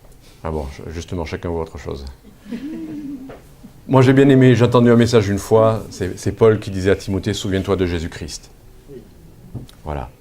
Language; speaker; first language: French; native; French